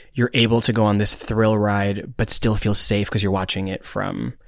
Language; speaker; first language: English; non-native, local second language; Hindi